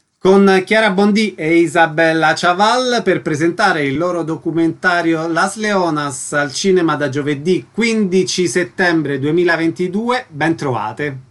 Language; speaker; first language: Italian; native; Italian